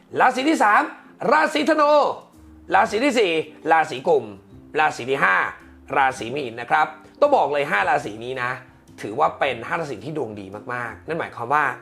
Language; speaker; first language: Thai; native; Thai